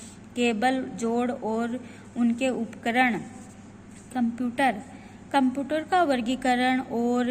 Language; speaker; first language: Hindi; native; Hindi